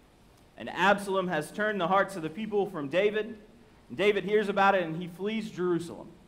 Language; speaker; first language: English; native; English